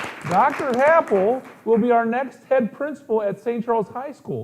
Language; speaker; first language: English; native; English